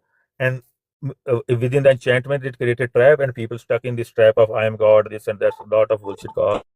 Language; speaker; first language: English; non-native, fluent; Punjabi